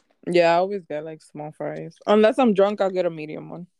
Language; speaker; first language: English; early bilingual, other home language; Spanish